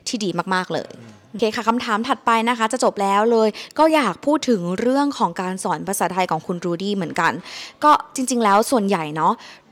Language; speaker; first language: Thai; native; Thai